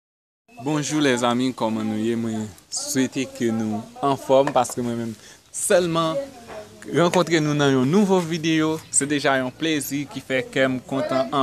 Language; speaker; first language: French; non-native, local second language; Haitian Creole